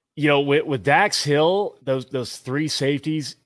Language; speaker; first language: English; native; English